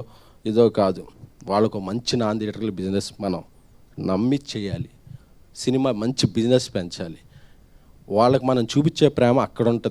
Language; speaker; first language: Telugu; native; Telugu